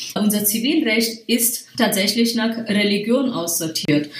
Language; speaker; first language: German; non-native, fluent; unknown